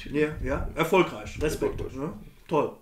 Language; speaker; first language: German; native; German